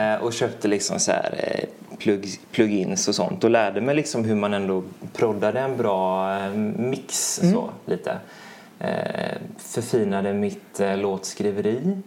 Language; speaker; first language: Swedish; native; Swedish